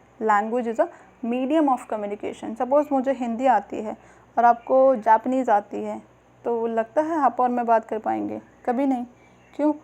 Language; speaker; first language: Hindi; native; Hindi